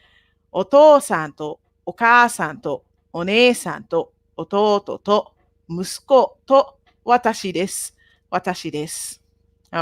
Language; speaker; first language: Japanese; non-native, fluent; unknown